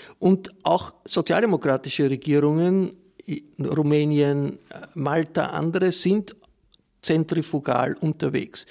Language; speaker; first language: German; native; German